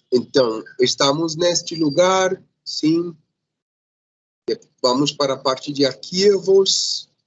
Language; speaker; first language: Portuguese; non-native, fluent; Spanish